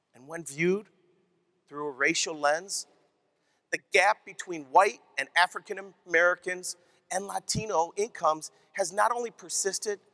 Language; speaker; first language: English; native; English